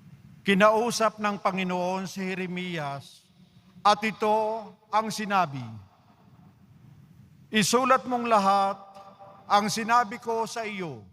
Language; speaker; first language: Filipino; native; Filipino